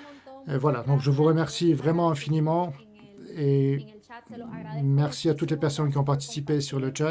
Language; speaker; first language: French; native; French